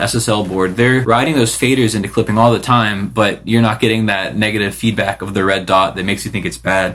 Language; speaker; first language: English; native; English